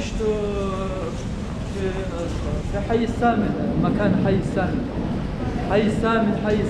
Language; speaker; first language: Arabic; non-native, learner; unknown